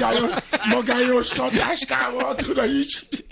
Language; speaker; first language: Hungarian; non-native, fluent; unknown